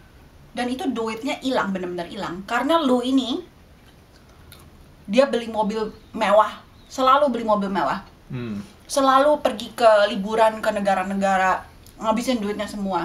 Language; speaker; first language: Indonesian; native; Indonesian